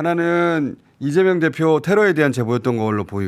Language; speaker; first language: Korean; native; Korean